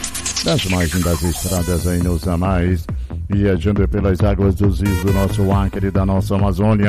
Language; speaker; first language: Portuguese; native; Portuguese